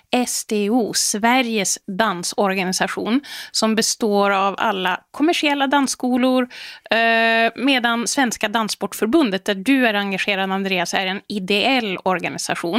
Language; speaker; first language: Swedish; native; Swedish